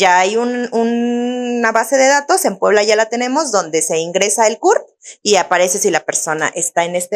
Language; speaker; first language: Spanish; native; Spanish